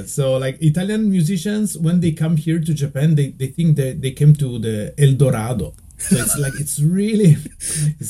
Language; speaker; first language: English; non-native, fluent; Italian